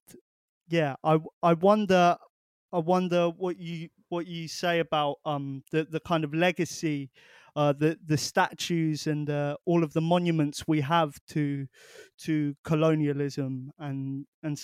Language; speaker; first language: English; native; English